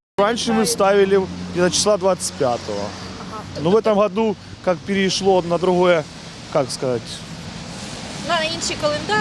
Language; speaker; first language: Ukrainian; non-native, local second language; Russian